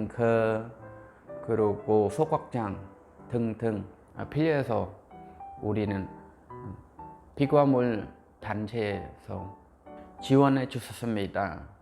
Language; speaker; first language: Korean; non-native, fluent; Khmer